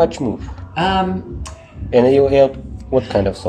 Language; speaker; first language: English; non-native, learner; Russian